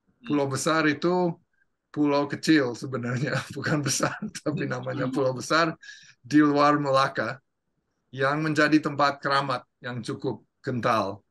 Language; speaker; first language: Indonesian; non-native, fluent; English